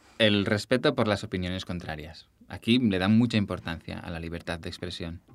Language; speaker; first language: Spanish; native; Spanish